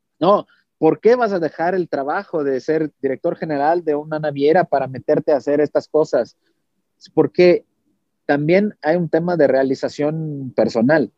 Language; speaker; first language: Spanish; non-native, fluent; Portuguese